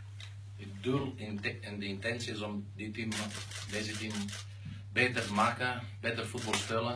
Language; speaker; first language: Dutch; non-native, learner; Greek